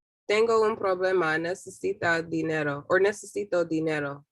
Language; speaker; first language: Spanish; non-native, learner; English